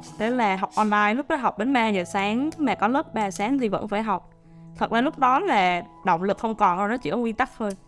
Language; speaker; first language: Vietnamese; native; Vietnamese